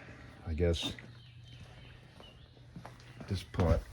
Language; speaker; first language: English; native; English